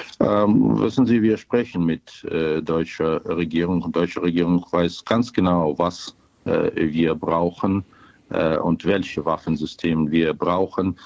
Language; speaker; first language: German; non-native, fluent; Ukrainian